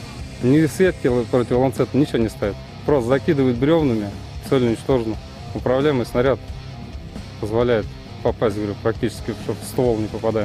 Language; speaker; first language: Russian; native; Russian